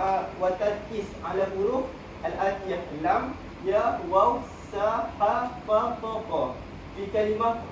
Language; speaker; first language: Arabic; non-native, learner; Malay